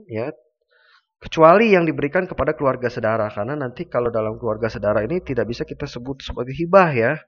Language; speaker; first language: Indonesian; native; Indonesian